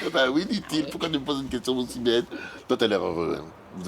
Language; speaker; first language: French; native; French